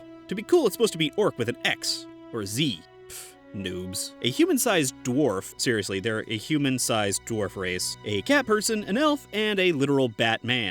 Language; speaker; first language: English; native; English